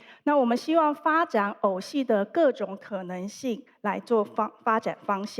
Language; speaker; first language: Chinese; native; Chinese